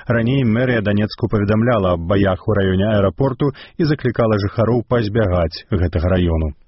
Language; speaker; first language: Belarusian; native; Belarusian